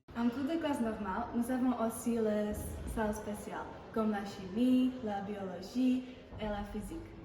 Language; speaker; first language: French; non-native, learner; Czech